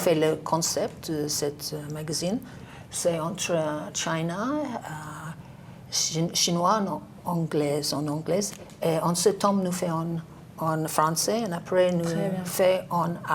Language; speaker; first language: French; non-native, learner; English